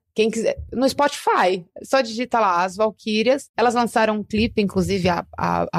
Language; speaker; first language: Portuguese; native; Portuguese